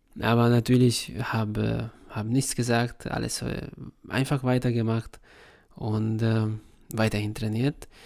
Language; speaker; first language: German; non-native, fluent; Hungarian